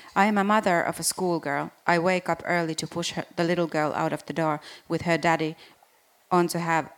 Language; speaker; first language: English; non-native, fluent; Finnish